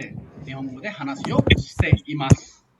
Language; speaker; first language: Japanese; non-native, fluent; Hindi